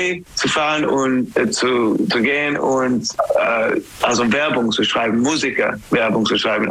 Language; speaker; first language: German; non-native, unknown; English